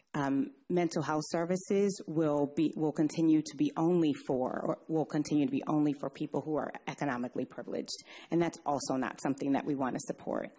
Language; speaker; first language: English; native; English